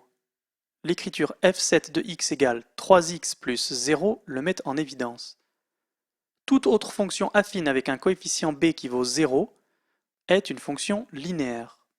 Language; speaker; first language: French; native; French